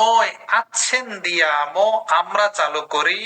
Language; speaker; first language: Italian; non-native, fluent; Bangla